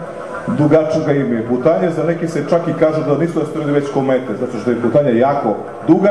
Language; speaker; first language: Serbian; native; Serbian